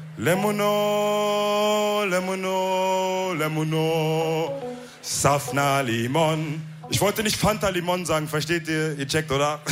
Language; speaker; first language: German; early bilingual, other home language; Wolof